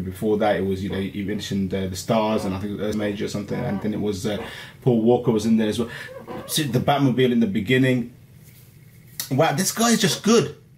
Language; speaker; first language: English; early bilingual, other home language; Hindi